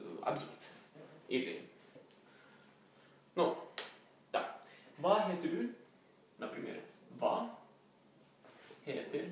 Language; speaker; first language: Russian; non-native, learner; Norwegian